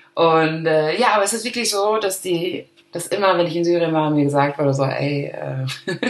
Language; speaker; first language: German; early bilingual, other home language; Arabic